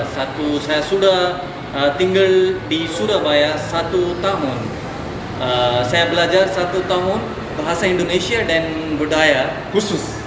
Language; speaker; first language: Indonesian; non-native, learner; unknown